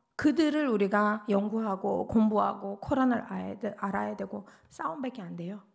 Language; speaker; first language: Korean; non-native, fluent; Russian